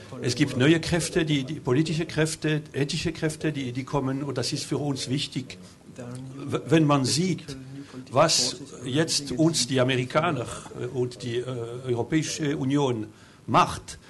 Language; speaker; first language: German; non-native, local second language; French